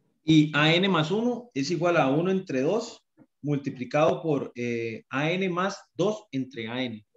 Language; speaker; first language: Spanish; native; Spanish